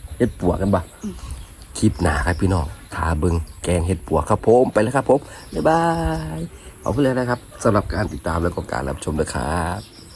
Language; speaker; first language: Thai; native; Thai